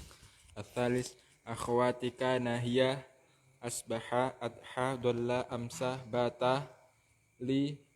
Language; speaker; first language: Arabic; non-native, learner; Indonesian